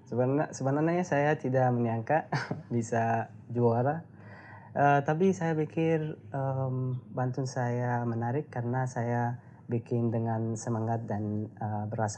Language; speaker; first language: Indonesian; non-native, learner; Arabic